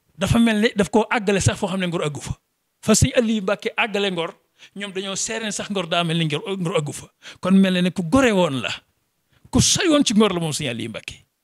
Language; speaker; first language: Wolof; native; Wolof